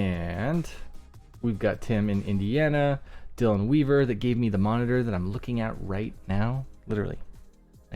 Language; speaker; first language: English; native; English